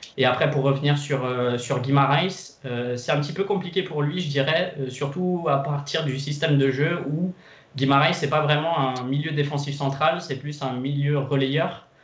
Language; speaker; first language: French; non-native, fluent; Portuguese